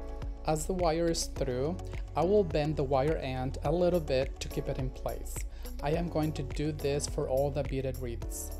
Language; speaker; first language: English; non-native, fluent; Spanish